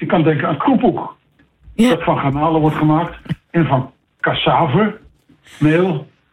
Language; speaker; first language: Dutch; native; Dutch